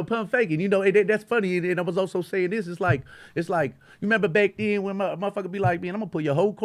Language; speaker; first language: English; native; English